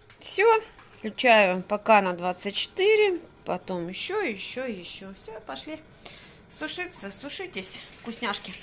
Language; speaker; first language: Russian; native; Russian